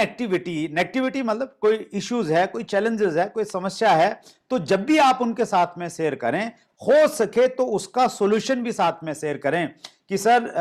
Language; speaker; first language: Hindi; native; Hindi